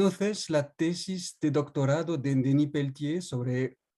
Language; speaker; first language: Spanish; non-native, learner; French